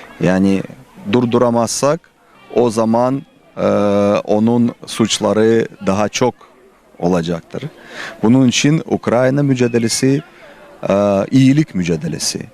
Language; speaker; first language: Turkish; non-native, fluent; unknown